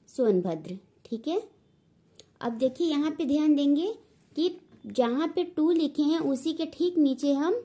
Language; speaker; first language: Hindi; native; Hindi